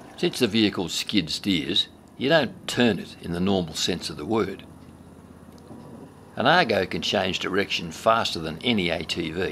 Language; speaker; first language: English; native; English